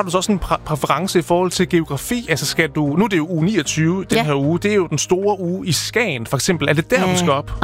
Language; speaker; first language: Danish; native; Danish